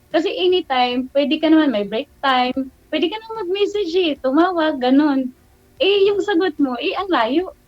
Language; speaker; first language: Filipino; non-native, local second language; Hiligaynon